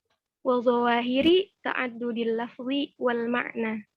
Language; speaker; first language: Arabic; non-native, learner; Indonesian